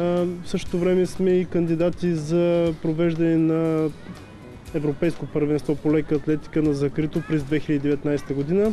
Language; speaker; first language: Bulgarian; native; Bulgarian